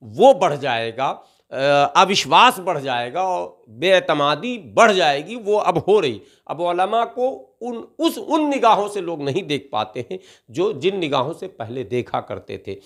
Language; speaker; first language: Hindi; native; Hindi